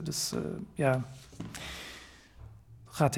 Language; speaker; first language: Dutch; non-native, fluent; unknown